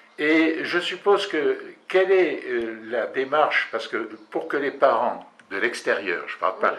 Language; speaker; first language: French; native; French